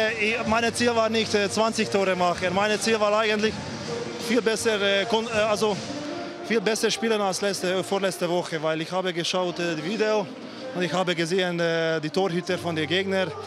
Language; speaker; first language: German; non-native, fluent; Hungarian